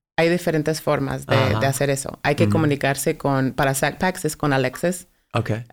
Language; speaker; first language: Spanish; early bilingual, heritage; Spanish